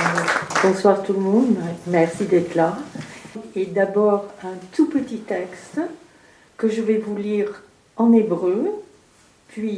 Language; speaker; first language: French; early bilingual, heritage; French